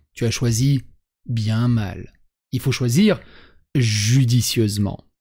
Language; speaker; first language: French; native; French